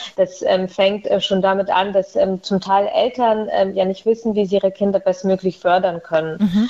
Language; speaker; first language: German; early bilingual, other home language; Russian